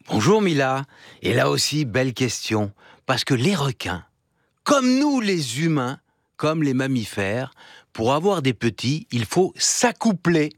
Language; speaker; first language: French; native; French